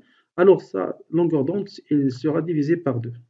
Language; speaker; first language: French; non-native, local second language; Arabic